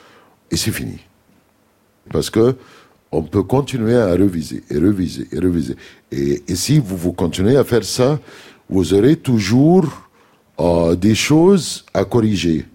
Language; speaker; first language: French; non-native, fluent; Arabic